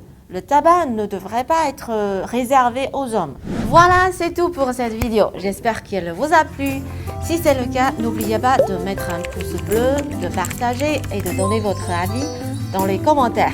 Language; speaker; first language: French; non-native, fluent; Chinese